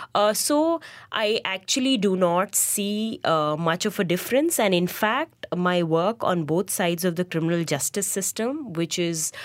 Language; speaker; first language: English; non-native, local second language; Hindi